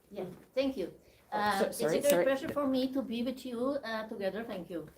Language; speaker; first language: English; non-native, learner; Czech